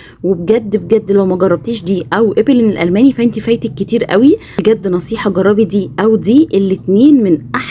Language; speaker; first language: Arabic; native; Arabic